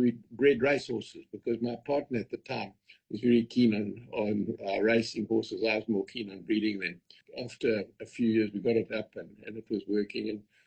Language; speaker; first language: English; native; English